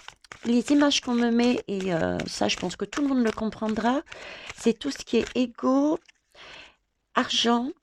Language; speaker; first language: French; native; French